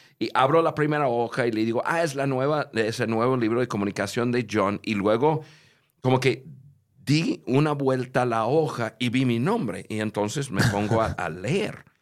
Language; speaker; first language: Spanish; non-native, fluent; English